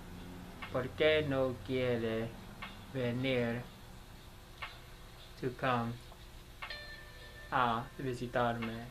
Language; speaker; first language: Spanish; non-native, learner; English